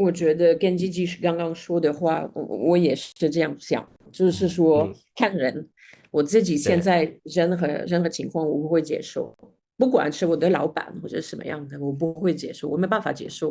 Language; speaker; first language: Chinese; non-native, fluent; Spanish